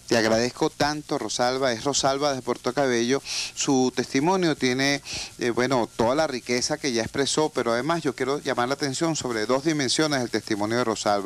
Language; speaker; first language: Spanish; native; Spanish